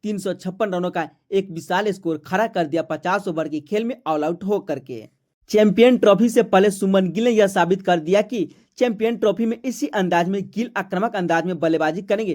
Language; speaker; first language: Hindi; native; Hindi